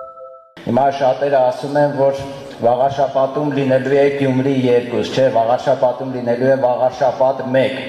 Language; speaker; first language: Armenian; native; Armenian